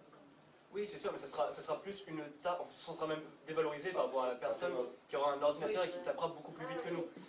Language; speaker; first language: French; native; French